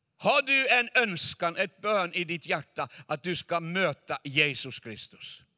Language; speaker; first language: Swedish; non-native, fluent; Chinese